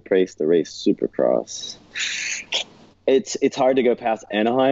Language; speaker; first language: English; native; English